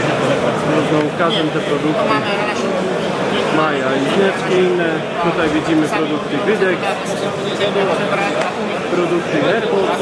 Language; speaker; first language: Polish; non-native, learner; Slovak